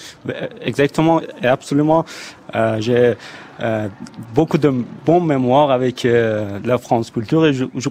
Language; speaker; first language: French; non-native, fluent; Persian